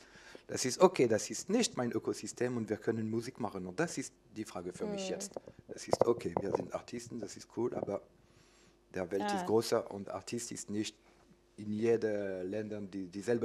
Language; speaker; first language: German; non-native, learner; French